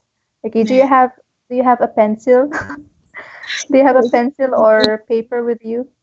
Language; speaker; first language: English; non-native, local second language; Filipino